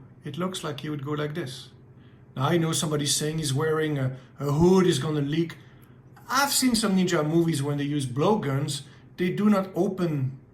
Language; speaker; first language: English; native; English